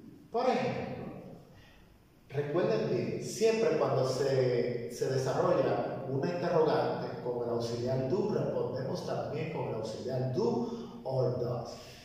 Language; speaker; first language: Spanish; native; Spanish